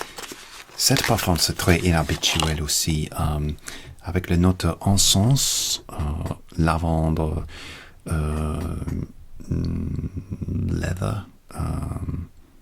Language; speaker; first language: French; non-native, learner; English